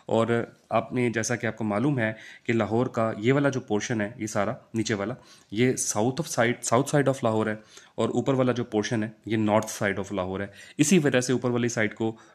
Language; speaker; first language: Urdu; non-native, local second language; Punjabi